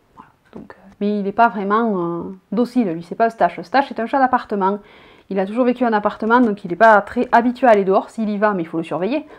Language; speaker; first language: French; native; French